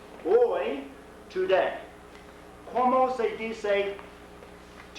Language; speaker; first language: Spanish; non-native, fluent; English